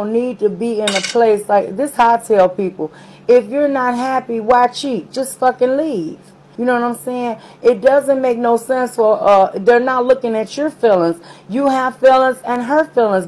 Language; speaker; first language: English; native; English